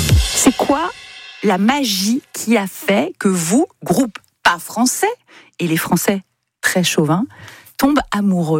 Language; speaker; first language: French; native; French